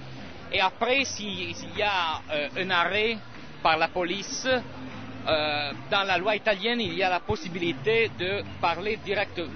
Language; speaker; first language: French; non-native, learner; Italian